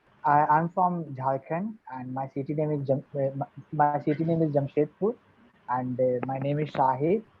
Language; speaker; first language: English; non-native, learner; Hindi